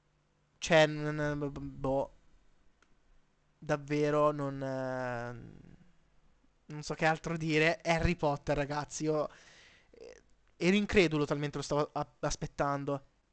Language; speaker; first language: Italian; native; Italian